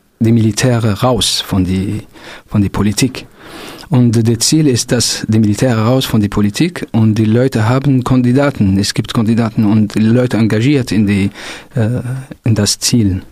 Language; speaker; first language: German; non-native, local second language; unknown